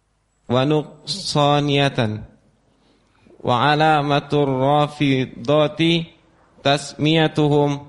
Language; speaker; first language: Arabic; non-native, learner; Indonesian